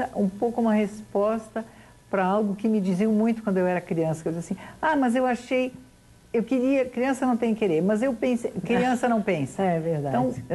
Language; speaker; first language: Portuguese; native; Portuguese